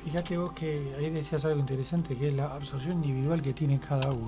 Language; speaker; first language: Spanish; native; Spanish